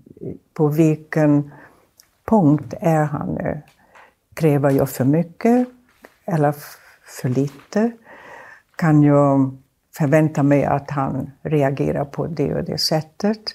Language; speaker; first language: Swedish; non-native, fluent; German